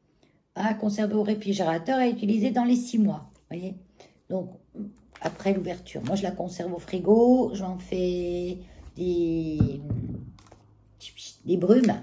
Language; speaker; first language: French; native; French